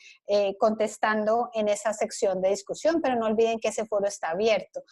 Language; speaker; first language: Spanish; native; Spanish